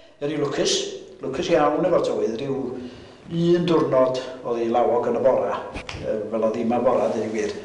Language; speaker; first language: Welsh; native; Welsh